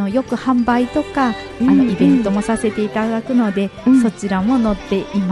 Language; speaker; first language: Japanese; native; Japanese